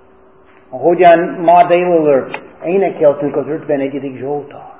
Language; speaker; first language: Hungarian; non-native, learner; English